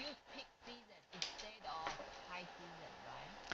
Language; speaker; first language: English; non-native, learner; Chinese